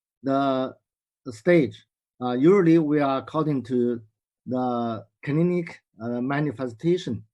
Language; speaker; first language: English; non-native, learner; Chinese